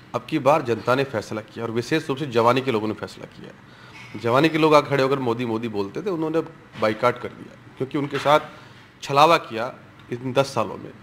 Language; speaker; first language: Hindi; native; Hindi